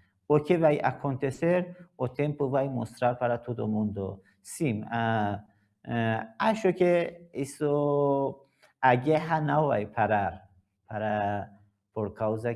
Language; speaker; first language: Portuguese; non-native, learner; Persian